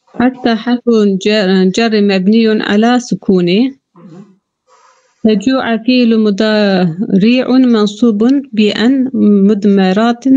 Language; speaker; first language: Arabic; non-native, learner; Turkish